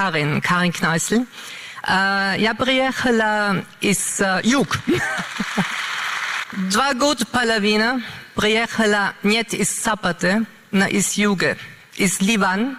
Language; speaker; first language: Russian; non-native, learner; German